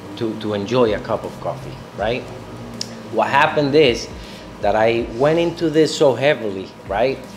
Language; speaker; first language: English; non-native, fluent; Spanish